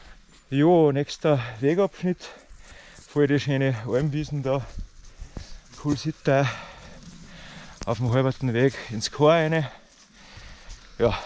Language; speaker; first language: German; native; German